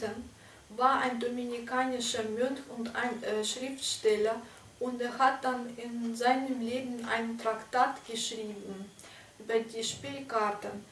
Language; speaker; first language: German; non-native, fluent; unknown